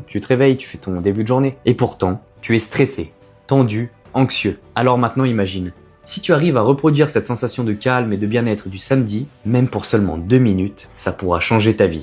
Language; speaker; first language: French; native; French